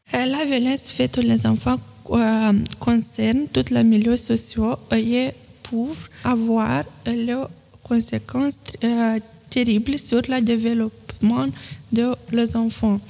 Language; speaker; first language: French; non-native, fluent; Romanian